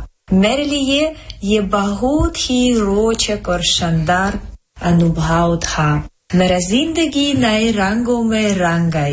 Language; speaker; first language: Hindi; non-native, fluent; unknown